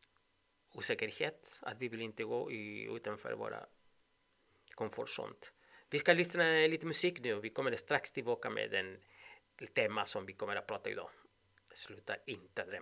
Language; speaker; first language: Swedish; non-native, fluent; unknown